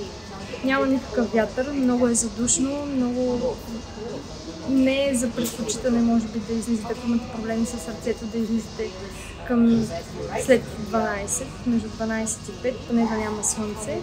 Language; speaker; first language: Bulgarian; native; Bulgarian